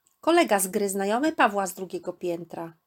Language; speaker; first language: Polish; native; Polish